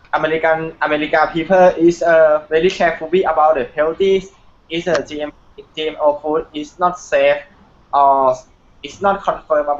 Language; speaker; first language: English; non-native, learner; Thai